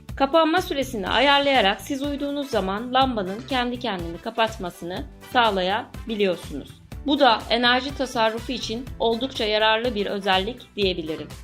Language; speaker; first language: Turkish; native; Turkish